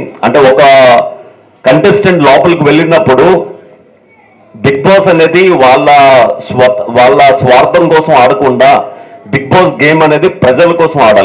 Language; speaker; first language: Telugu; native; Telugu